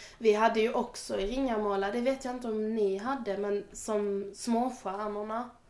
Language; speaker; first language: Swedish; native; Swedish